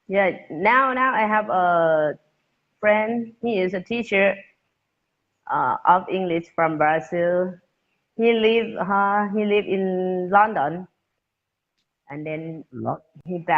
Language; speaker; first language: English; non-native, learner; Thai